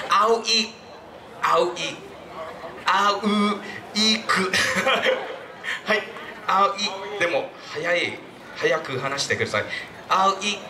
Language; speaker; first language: Japanese; non-native, fluent; Thai